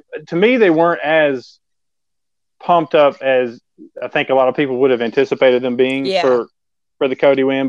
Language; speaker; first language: English; native; English